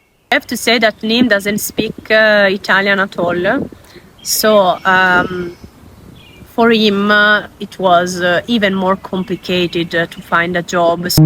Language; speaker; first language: English; non-native, fluent; Italian